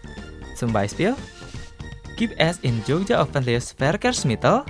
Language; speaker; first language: German; non-native, fluent; Indonesian